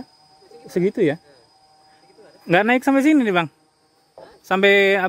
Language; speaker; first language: Indonesian; native; Indonesian